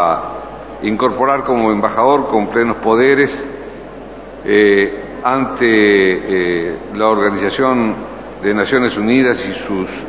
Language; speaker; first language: Spanish; native; Spanish